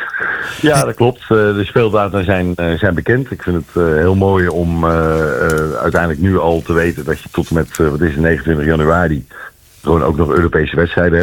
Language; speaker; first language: Dutch; native; Dutch